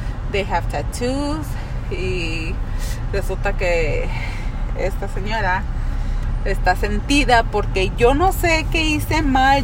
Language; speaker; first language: Spanish; early bilingual, heritage; Spanish